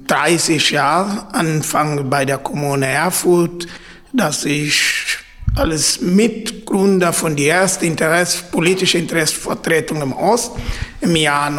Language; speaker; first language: German; non-native, fluent; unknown